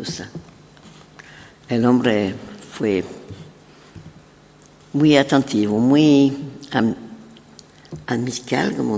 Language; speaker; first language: Spanish; non-native, learner; French